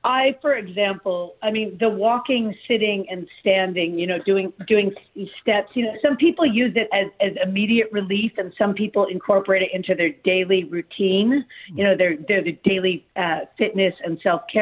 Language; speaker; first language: English; native; English